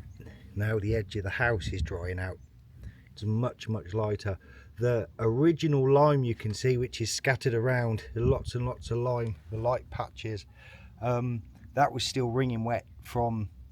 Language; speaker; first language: English; native; English